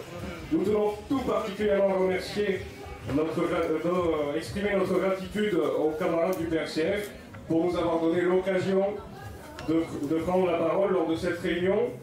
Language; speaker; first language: French; native; French